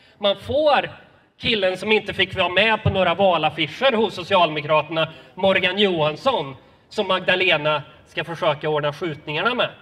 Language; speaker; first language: Swedish; native; Swedish